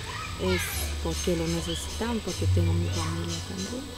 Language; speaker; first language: Spanish; native; Spanish